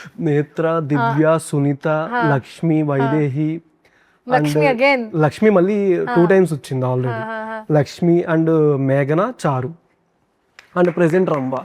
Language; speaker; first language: Telugu; native; Telugu